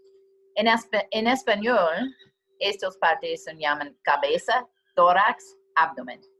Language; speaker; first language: Spanish; non-native, learner; English